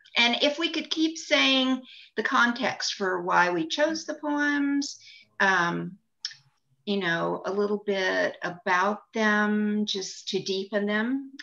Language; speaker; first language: English; native; English